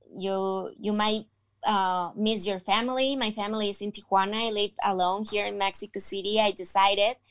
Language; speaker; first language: English; non-native, fluent; Spanish